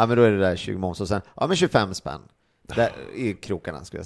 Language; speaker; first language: Swedish; native; Swedish